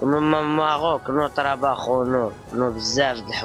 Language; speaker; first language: Spanish; non-native, learner; Arabic